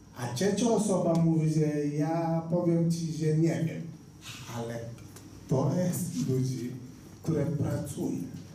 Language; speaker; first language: Polish; non-native, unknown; Igbo